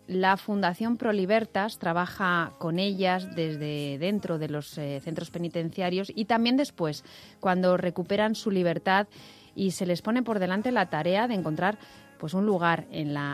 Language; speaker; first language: Spanish; native; Spanish